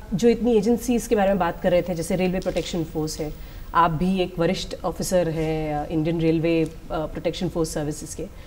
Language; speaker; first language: Hindi; native; Hindi